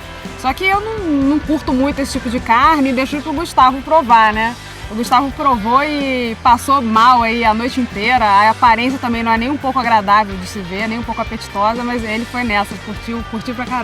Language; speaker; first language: Portuguese; native; Portuguese